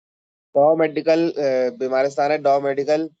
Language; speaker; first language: Persian; non-native, learner; Urdu